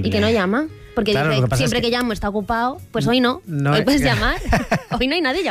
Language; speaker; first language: Spanish; native; Spanish